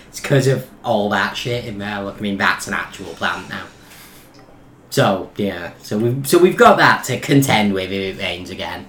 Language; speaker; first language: English; native; English